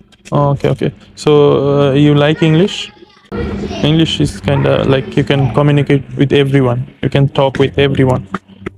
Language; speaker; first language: English; non-native, learner; Bangla